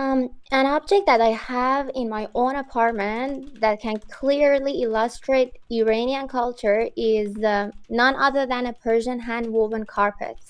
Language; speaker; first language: English; non-native, fluent; Persian